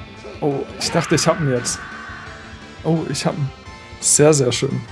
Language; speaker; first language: German; native; German